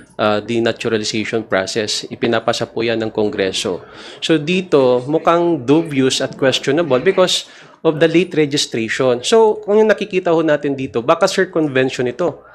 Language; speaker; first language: Filipino; native; Filipino